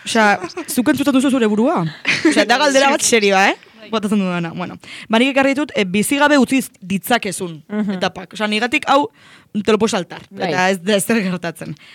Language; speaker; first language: Basque; non-native, local second language; Spanish